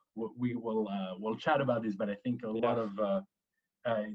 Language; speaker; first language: English; early bilingual, other home language; French